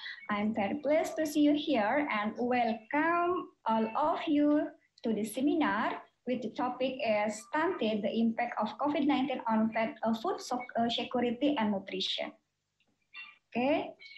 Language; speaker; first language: English; non-native, fluent; Indonesian